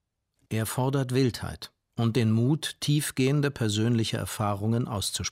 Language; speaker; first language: German; native; German